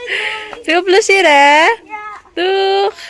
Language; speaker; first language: Dutch; non-native, learner; Filipino